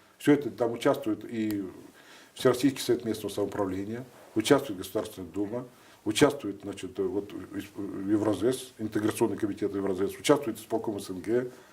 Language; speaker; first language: Russian; native; Russian